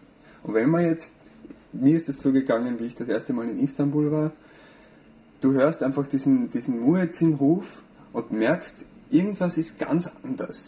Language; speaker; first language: German; native; German